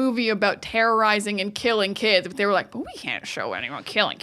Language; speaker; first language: English; native; English